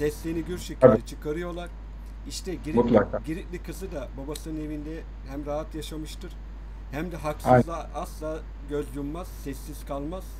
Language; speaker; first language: Turkish; native; Turkish